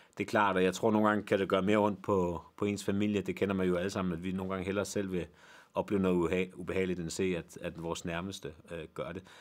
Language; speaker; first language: Danish; native; Danish